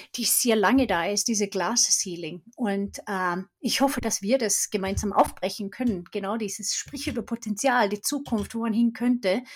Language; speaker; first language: German; non-native, fluent; Swedish